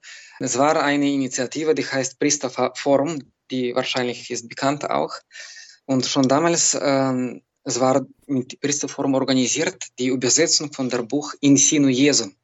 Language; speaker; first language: German; non-native, fluent; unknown